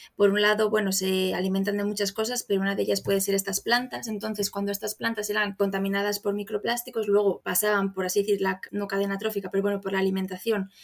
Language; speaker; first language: Spanish; native; Spanish